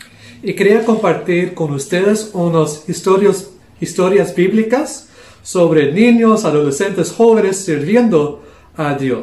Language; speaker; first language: Spanish; non-native, local second language; English